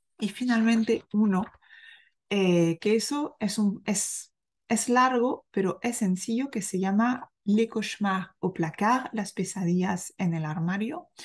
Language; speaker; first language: Spanish; non-native, fluent; French